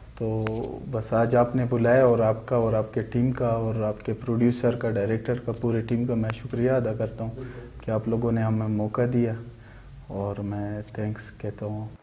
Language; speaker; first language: Urdu; non-native, local second language; Pashto